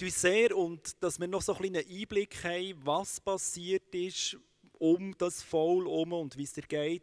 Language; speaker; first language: German; native; German